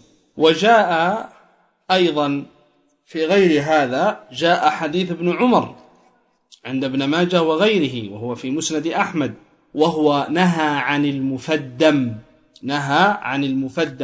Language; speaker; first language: Arabic; native; Arabic